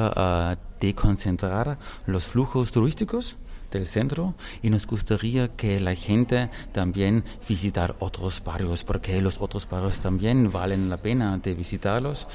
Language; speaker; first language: Spanish; non-native, fluent; German